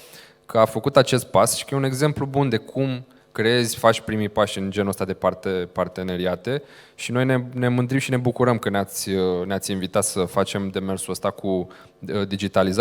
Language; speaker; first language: Romanian; native; Romanian